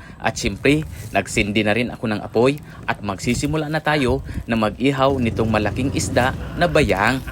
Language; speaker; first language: Filipino; non-native, local second language; Masbatenyo